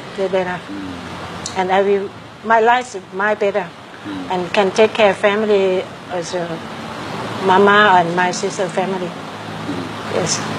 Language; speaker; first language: English; non-native, learner; Thai